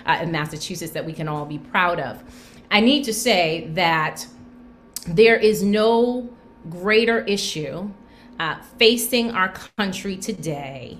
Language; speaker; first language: English; native; English